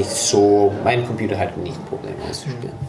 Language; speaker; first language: German; non-native, fluent; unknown